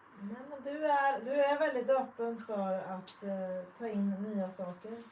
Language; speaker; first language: Swedish; native; Swedish